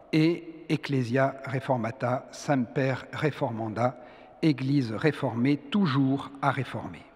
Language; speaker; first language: French; native; French